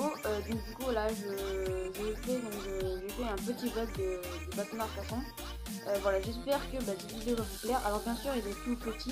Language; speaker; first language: French; native; French